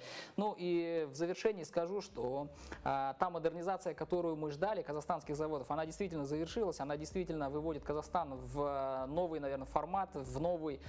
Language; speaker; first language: Russian; native; Russian